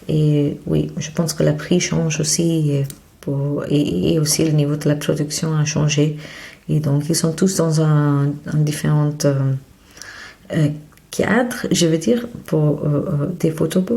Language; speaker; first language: French; non-native, fluent; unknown